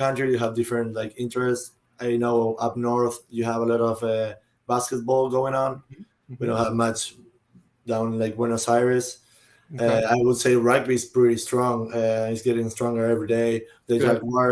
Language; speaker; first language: English; non-native, fluent; Spanish